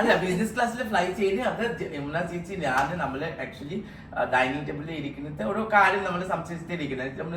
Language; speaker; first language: Malayalam; non-native, local second language; Assamese